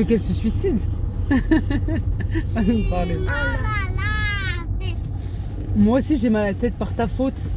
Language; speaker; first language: French; native; French